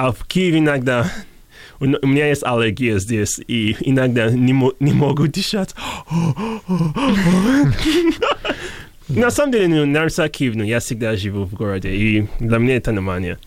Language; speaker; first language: Russian; non-native, learner; English